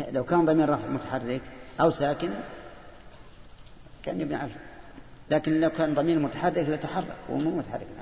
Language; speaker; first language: Arabic; native; Arabic